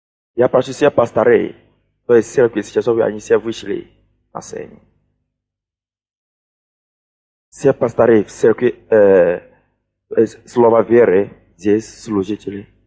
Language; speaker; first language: Russian; non-native, fluent; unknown